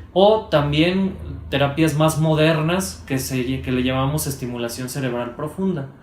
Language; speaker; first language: Spanish; native; Spanish